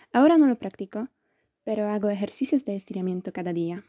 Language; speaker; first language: Spanish; non-native, fluent; Polish